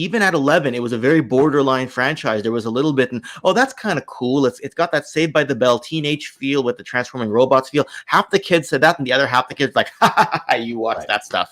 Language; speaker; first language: English; native; English